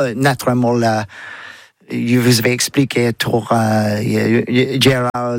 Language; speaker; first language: French; non-native, learner; English